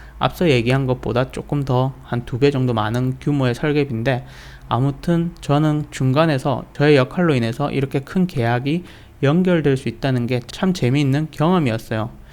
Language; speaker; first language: Korean; native; Korean